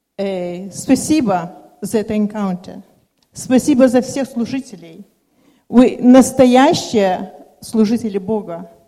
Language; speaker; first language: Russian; non-native, local second language; Lithuanian